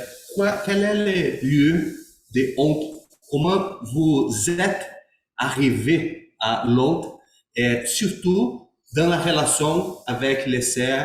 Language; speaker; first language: French; non-native, learner; Portuguese